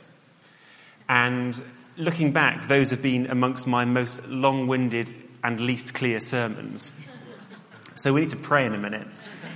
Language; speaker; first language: English; native; English